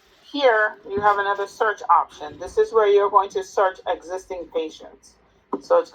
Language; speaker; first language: English; native; English